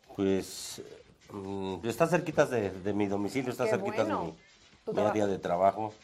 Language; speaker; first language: Spanish; native; Spanish